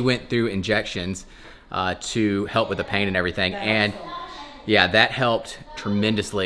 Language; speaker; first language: English; native; English